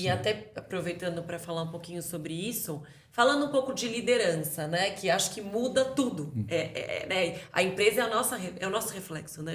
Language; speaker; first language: Portuguese; native; Portuguese